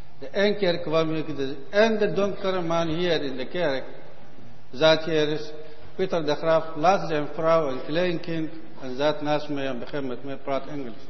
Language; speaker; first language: Dutch; non-native, learner; Arabic